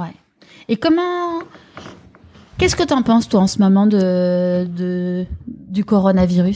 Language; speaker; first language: French; native; French